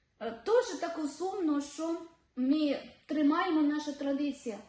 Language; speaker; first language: Ukrainian; non-native, learner; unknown